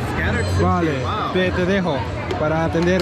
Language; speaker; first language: Spanish; non-native, learner; Swahili